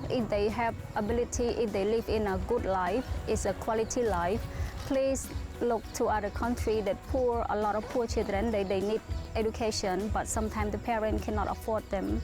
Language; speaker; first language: English; non-native, fluent; Khmer